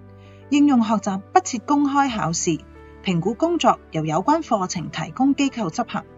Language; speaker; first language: Chinese; non-native, local second language; Cantonese